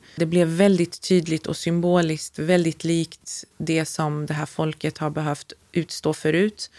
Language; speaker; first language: Swedish; native; Swedish